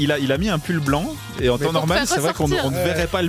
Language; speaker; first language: French; native; French